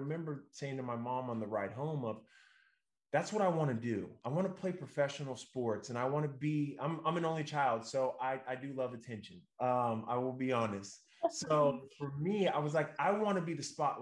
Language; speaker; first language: English; native; English